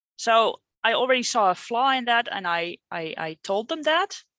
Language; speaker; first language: English; non-native, fluent; Dutch